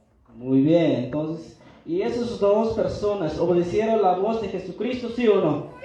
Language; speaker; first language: Spanish; non-native, local second language; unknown